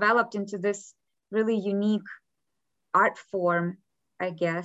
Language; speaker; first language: English; non-native, fluent; Ukrainian